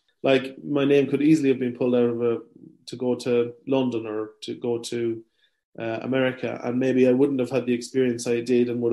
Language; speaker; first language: English; native; English